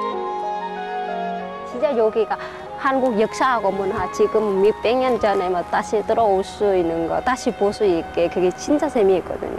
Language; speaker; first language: Korean; non-native, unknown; Vietnamese